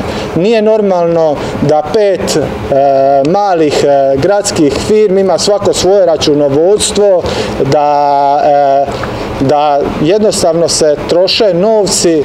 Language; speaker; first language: Serbian; native; Serbian